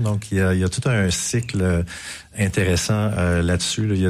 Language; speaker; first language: French; native; French